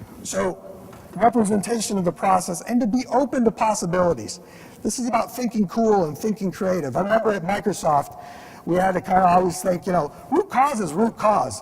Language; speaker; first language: English; native; English